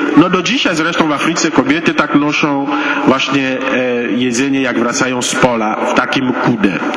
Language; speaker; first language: Polish; non-native, fluent; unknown